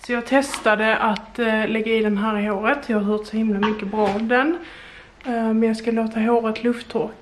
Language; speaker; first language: Swedish; native; Swedish